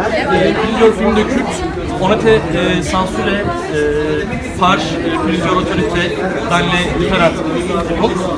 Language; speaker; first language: French; non-native, learner; Turkish